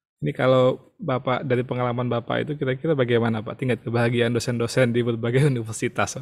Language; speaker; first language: Indonesian; native; Indonesian